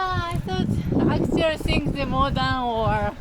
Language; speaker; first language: English; non-native, learner; Japanese